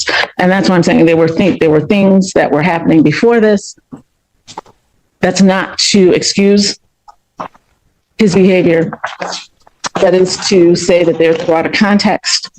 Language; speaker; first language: English; native; English